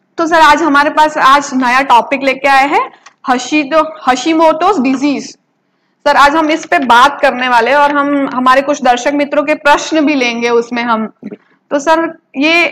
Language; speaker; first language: Hindi; non-native, local second language; Gujarati